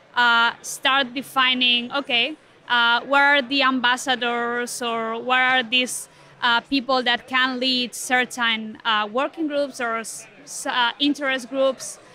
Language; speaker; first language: English; non-native, fluent; Spanish